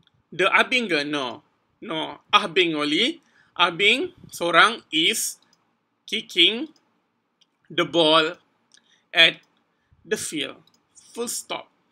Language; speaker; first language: English; non-native, local second language; Malay